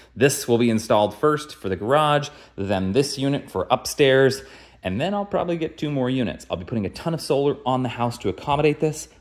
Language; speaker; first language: English; native; English